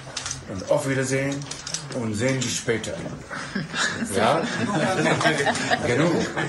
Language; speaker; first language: German; non-native, learner; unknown